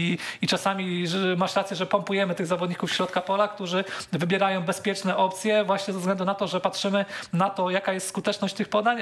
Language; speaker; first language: Polish; native; Polish